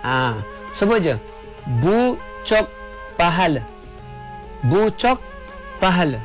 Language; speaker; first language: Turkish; non-native, learner; Malay